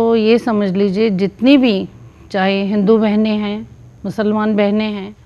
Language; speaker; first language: Hindi; native; Hindi